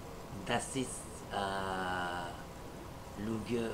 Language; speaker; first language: German; non-native, learner; French